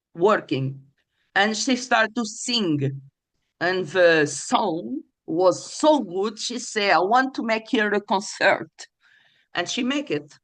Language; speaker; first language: English; non-native, fluent; Portuguese